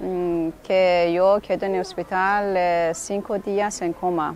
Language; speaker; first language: Spanish; non-native, learner; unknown